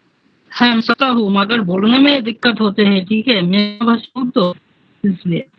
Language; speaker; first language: Hindi; non-native, local second language; Bangla